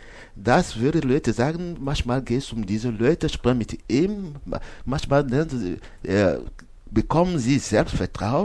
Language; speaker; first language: German; non-native, learner; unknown